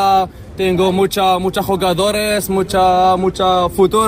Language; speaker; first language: Spanish; non-native, learner; Arabic